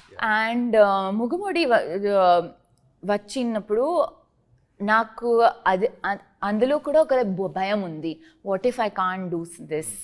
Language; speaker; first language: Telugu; non-native, learner; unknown